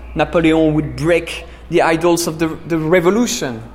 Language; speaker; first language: English; non-native, fluent; French